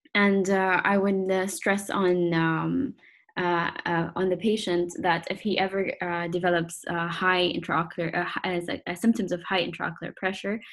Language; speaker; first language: English; non-native, fluent; Arabic